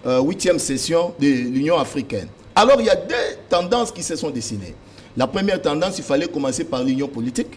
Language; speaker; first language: French; non-native, local second language; Lingala